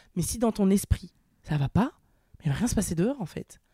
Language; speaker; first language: French; native; French